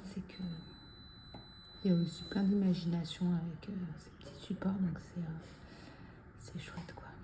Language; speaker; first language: French; native; French